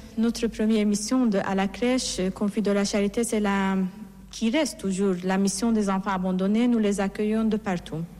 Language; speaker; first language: French; non-native, fluent; Persian